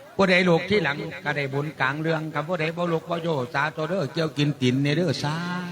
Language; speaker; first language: Thai; native; Thai